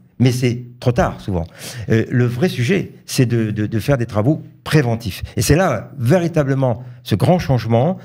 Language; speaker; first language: French; native; French